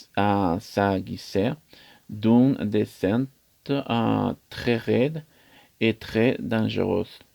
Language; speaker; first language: French; non-native, learner; Spanish